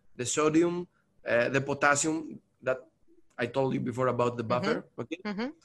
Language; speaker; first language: English; non-native, learner; Greek